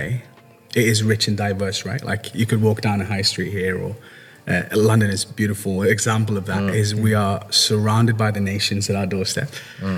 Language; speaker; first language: English; native; English